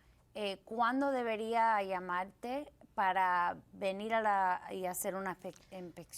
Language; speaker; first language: Spanish; early bilingual, heritage; Spanish